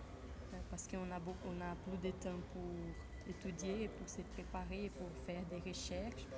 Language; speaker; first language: French; non-native, fluent; Portuguese